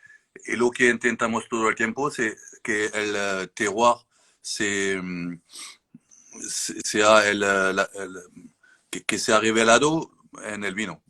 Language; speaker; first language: Spanish; non-native, learner; French